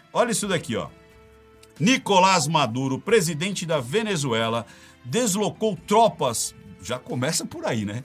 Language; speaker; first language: Portuguese; native; Portuguese